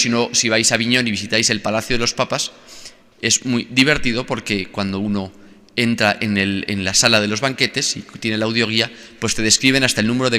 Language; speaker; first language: Spanish; native; Spanish